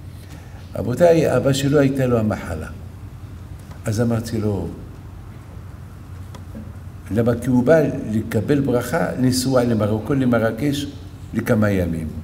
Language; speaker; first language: Hebrew; non-native, fluent; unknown